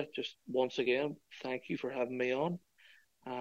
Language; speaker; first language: English; native; English